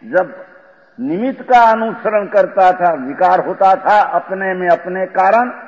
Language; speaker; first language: Hindi; non-native, local second language; Gujarati